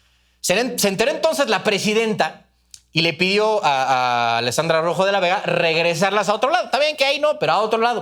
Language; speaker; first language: Spanish; native; Spanish